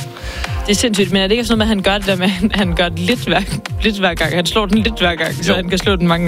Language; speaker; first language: Danish; native; Danish